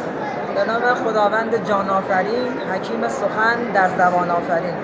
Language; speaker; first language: Persian; native; Persian